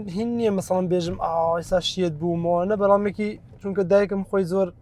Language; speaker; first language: Central Kurdish; non-native, local second language; Southern Kurdish